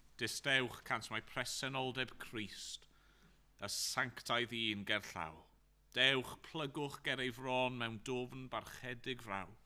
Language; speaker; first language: Welsh; native; Welsh